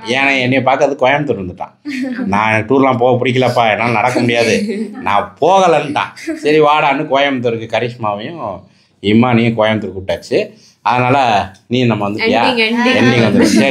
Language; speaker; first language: Tamil; native; Tamil